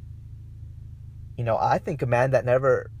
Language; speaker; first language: English; non-native, fluent; Spanish